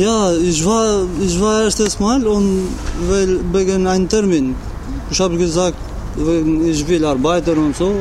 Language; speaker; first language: German; non-native, learner; Albanian